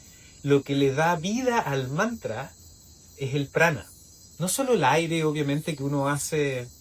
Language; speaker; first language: Spanish; native; Spanish